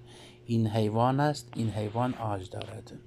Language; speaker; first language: Persian; non-native, fluent; Urdu